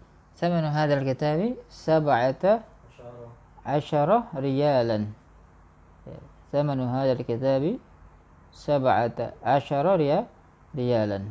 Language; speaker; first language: Arabic; non-native, fluent; Indonesian